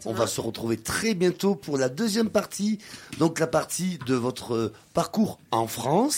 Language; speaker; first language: French; native; French